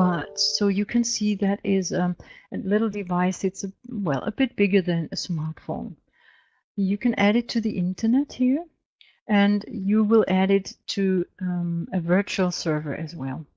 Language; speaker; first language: English; non-native, fluent; German